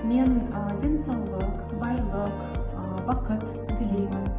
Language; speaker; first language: Kazakh; non-native, learner; Russian